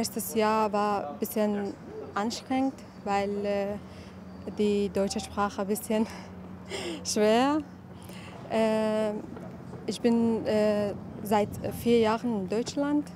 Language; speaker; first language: German; non-native, learner; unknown